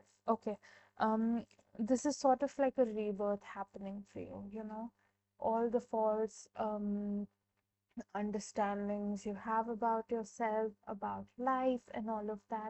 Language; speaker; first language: English; non-native, local second language; Hindi